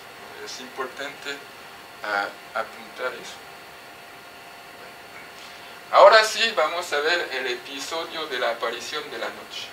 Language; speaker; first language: Spanish; non-native, fluent; French